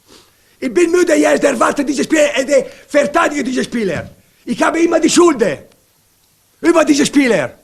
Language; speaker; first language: German; non-native, learner; Italian